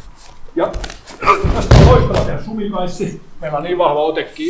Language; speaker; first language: Finnish; native; Finnish